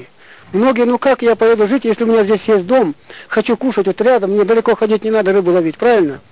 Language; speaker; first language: Russian; non-native, local second language; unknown